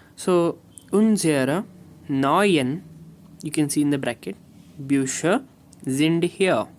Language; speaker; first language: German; non-native, learner; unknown